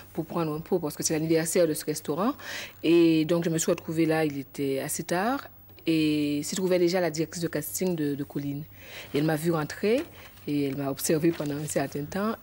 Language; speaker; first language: French; native; French